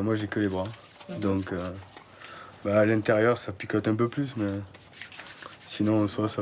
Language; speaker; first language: French; native; French